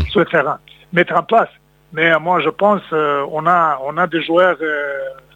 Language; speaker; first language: French; non-native, fluent; Serbian